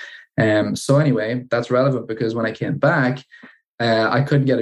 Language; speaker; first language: English; native; English